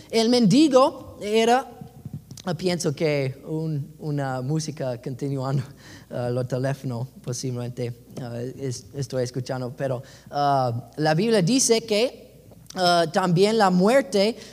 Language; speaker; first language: Spanish; non-native, learner; English